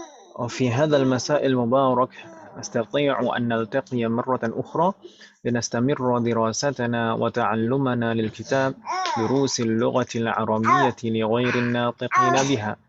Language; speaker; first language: Arabic; non-native, fluent; Indonesian